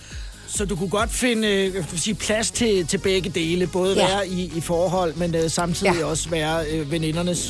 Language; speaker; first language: Danish; native; Danish